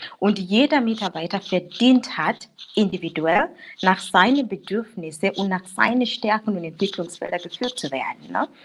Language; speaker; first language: German; non-native, fluent; English